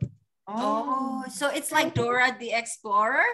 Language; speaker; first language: English; non-native, fluent; Indonesian